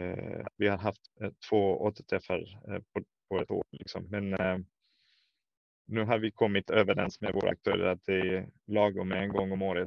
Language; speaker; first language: Swedish; non-native, fluent; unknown